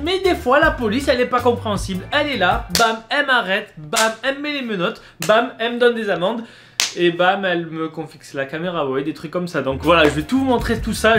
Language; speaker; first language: French; native; French